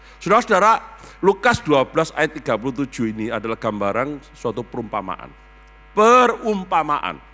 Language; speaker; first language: Indonesian; native; Indonesian